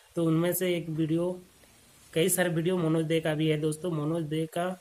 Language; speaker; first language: Hindi; non-native, local second language; Odia